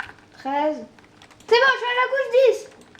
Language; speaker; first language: French; native; French